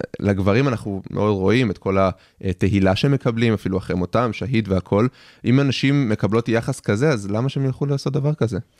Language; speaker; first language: Hebrew; native; Hebrew